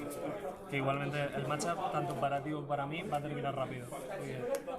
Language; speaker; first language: Spanish; native; Spanish